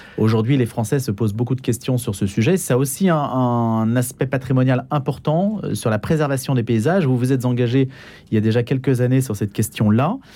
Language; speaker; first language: French; native; French